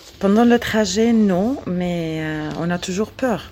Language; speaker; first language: French; non-native, learner; Arabic